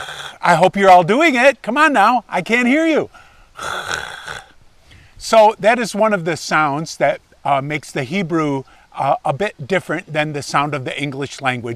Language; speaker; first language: English; native; English